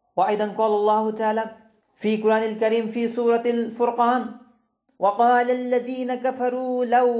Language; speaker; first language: Arabic; non-native, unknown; Bangla